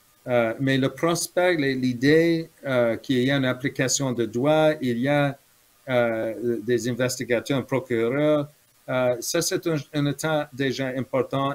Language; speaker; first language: French; non-native, fluent; English